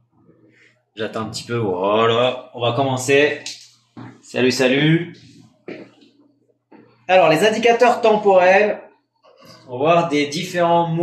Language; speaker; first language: French; non-native, fluent; Spanish